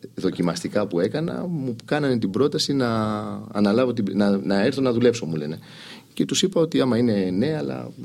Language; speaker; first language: Greek; early bilingual, heritage; Greek